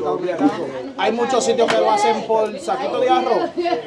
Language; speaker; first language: Spanish; native; Spanish